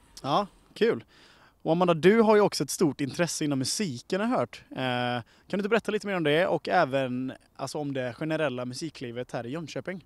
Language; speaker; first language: Swedish; native; Swedish